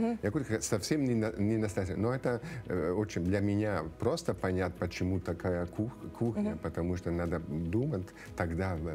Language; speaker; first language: Russian; non-native, fluent; Italian